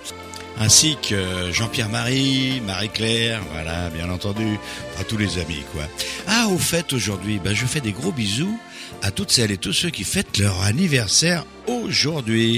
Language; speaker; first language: French; native; French